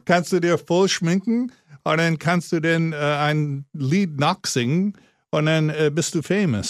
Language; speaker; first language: German; non-native, fluent; English